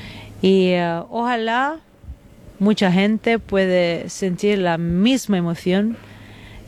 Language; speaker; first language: Spanish; non-native, fluent; Italian